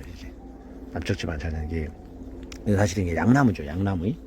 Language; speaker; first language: Korean; native; Korean